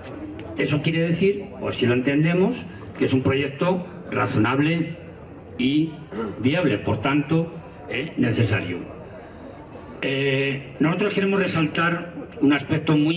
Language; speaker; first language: Spanish; native; Spanish